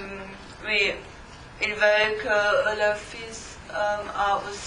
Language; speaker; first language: French; non-native, learner; German